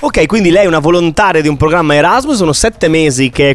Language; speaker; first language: Italian; native; Italian